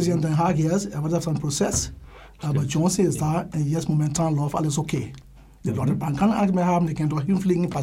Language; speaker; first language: German; non-native, learner; English